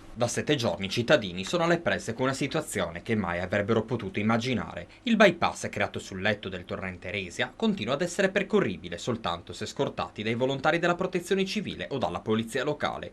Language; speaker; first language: Italian; native; Italian